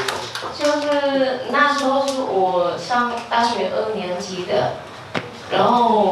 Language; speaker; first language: Chinese; non-native, fluent; Vietnamese